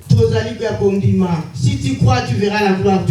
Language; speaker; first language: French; non-native, local second language; Lingala